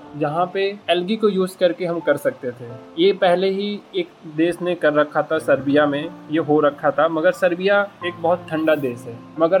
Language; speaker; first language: Hindi; native; Hindi